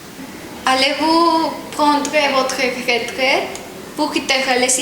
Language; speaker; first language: French; non-native, learner; Spanish